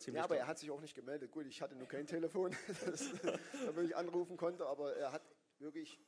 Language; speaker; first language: German; native; German